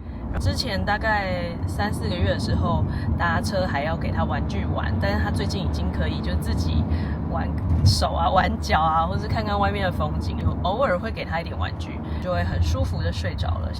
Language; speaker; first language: Chinese; non-native, fluent; Serbian